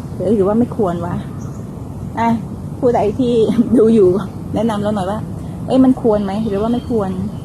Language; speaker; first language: Thai; non-native, local second language; Northern Khmer